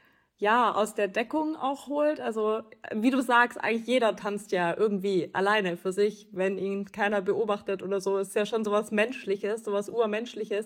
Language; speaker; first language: German; native; German